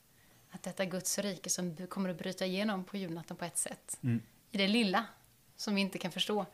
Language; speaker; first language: Swedish; native; Swedish